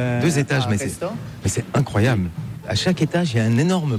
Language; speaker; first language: French; native; French